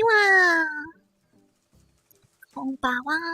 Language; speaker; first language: Japanese; non-native, learner; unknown